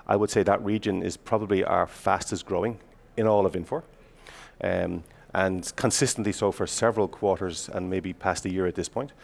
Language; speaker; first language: English; native; English